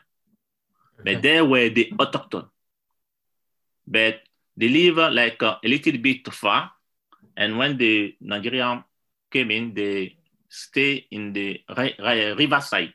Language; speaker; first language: English; non-native, learner; Yoruba